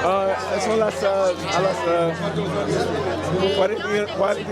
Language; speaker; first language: Spanish; non-native, learner; English